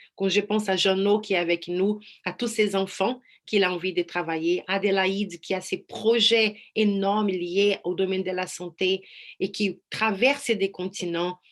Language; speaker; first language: French; non-native, fluent; Portuguese